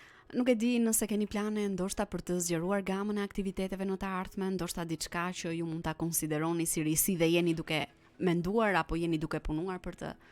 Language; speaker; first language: Albanian; native; Albanian